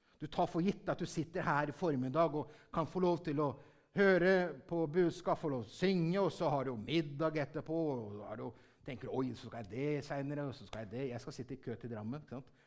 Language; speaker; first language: Norwegian; early bilingual, heritage; Norwegian